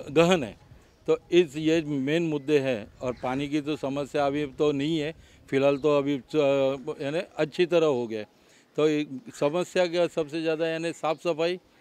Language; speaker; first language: Hindi; non-native, local second language; Marathi